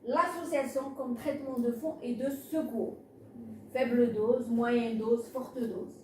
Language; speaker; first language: French; non-native, local second language; Arabic